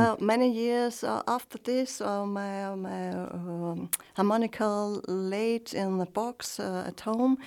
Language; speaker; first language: English; non-native, fluent; German